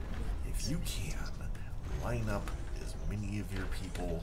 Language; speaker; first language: English; native; English